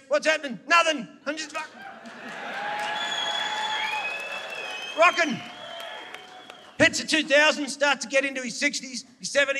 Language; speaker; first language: English; native; English